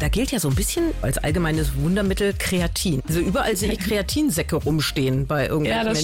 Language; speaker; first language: German; native; German